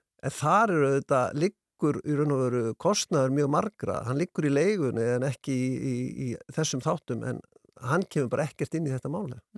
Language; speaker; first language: Icelandic; native; Icelandic